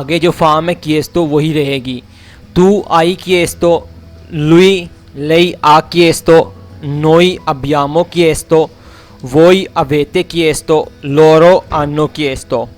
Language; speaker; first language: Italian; non-native, fluent; Urdu